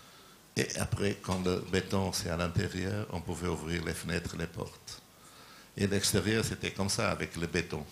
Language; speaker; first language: French; non-native, learner; Portuguese